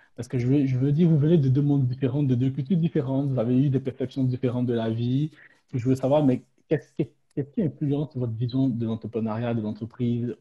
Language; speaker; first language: French; native; French